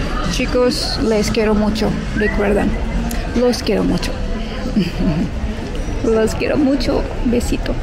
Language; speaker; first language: Spanish; non-native, learner; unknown